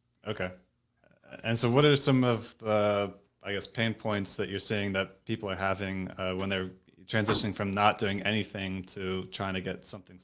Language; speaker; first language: English; native; English